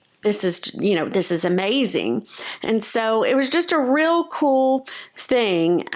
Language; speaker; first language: English; native; English